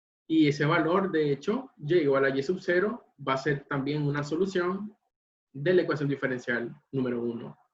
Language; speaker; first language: Spanish; native; Spanish